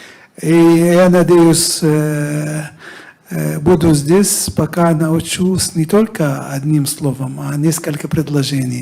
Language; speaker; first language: Russian; non-native, fluent; Arabic